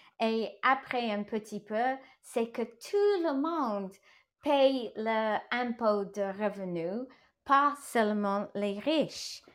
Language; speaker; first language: French; non-native, learner; English